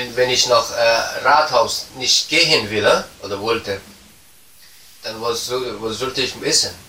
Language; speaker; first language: German; non-native, learner; Persian